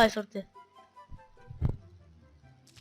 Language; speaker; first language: Arabic; native; Arabic